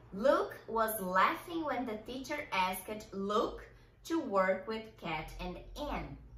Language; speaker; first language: English; non-native, fluent; Portuguese